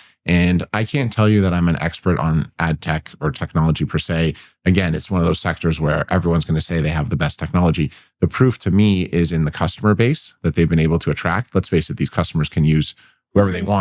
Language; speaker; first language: English; native; English